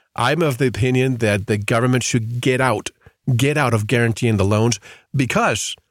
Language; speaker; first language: English; native; English